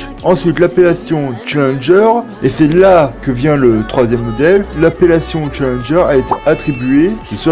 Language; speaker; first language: French; native; French